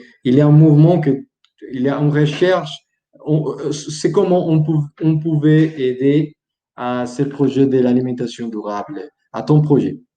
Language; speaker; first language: French; non-native, learner; Spanish